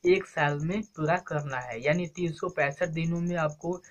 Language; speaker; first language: Hindi; native; Hindi